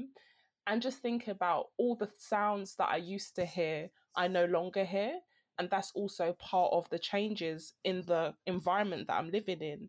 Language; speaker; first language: English; native; English